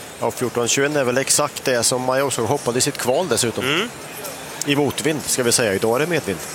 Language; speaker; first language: Swedish; native; Swedish